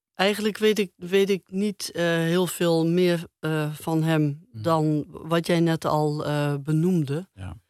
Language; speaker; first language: Dutch; native; Dutch